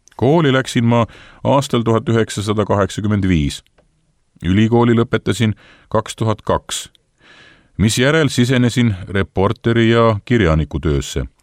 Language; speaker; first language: Estonian; native; Estonian